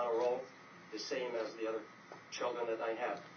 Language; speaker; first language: English; non-native, fluent; Arabic